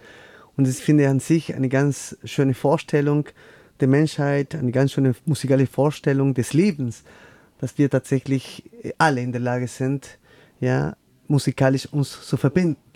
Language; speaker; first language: German; non-native, fluent; Spanish